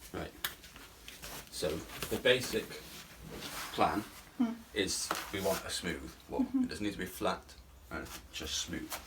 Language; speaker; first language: English; native; English